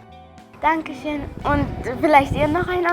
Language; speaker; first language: German; non-native, learner; Kurdish